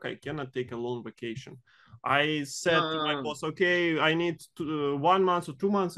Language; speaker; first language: English; non-native, fluent; Russian